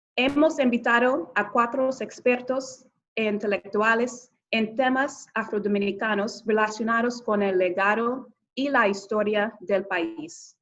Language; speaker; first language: Spanish; non-native, fluent; English